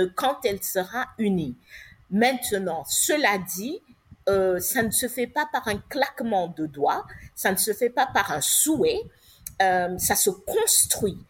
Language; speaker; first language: French; non-native, local second language; English